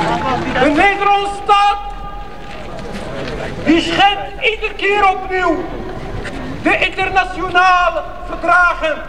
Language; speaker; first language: Dutch; non-native, fluent; Arabic